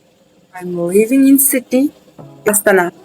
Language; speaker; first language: English; non-native, learner; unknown